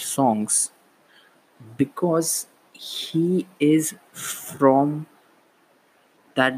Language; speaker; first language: English; non-native, local second language; Marathi